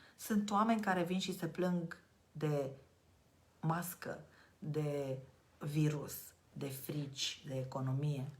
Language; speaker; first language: Romanian; native; Romanian